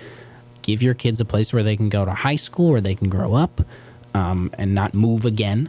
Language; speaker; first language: English; native; English